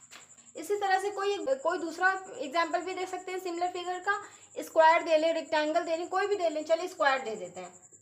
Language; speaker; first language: Hindi; native; Hindi